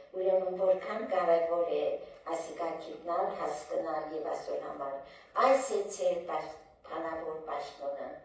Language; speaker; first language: Armenian; early bilingual, heritage; Armenian